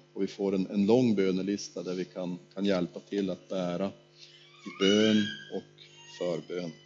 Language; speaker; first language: Swedish; native; Swedish